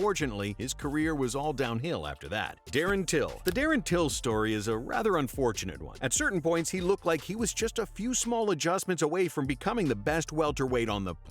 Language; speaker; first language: English; native; English